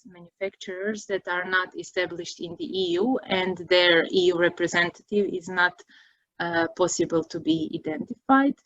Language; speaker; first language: English; non-native, fluent; Croatian